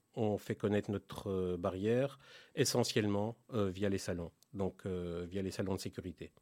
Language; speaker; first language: French; native; French